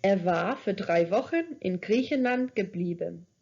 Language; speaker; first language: German; non-native, fluent; English